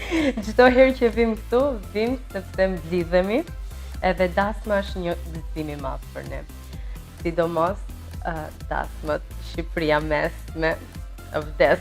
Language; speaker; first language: Albanian; early bilingual, heritage; Albanian